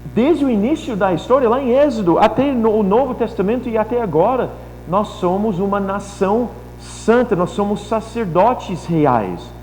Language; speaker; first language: Portuguese; non-native, fluent; English